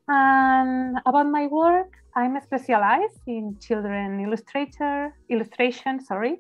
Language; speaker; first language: English; non-native, learner; Spanish